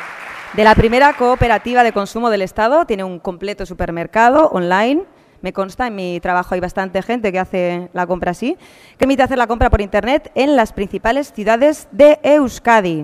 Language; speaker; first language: Spanish; native; Spanish